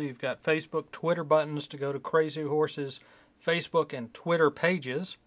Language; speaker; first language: English; native; English